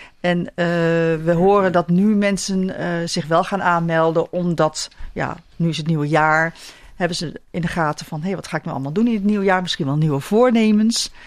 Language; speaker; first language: Dutch; native; Dutch